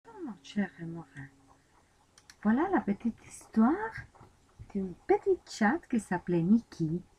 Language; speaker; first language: French; non-native, fluent; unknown